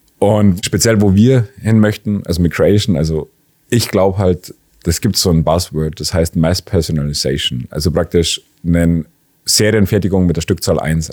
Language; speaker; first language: German; native; German